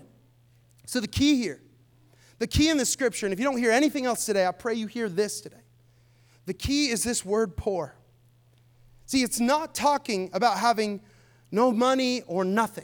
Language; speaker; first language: English; native; English